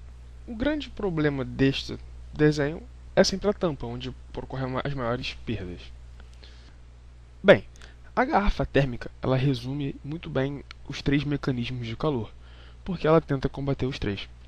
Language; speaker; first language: Portuguese; native; Portuguese